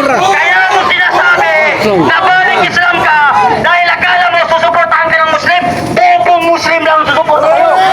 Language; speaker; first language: Filipino; non-native, local second language; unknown